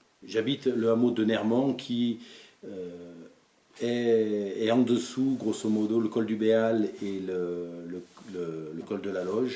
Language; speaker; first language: French; native; French